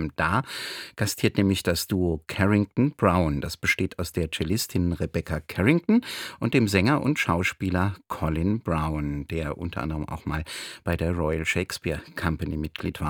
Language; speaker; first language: German; native; German